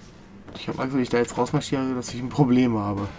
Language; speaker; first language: German; native; German